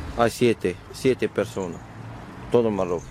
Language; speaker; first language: Spanish; non-native, learner; Arabic